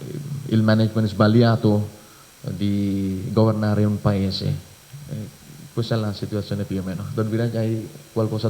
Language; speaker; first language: Italian; non-native, fluent; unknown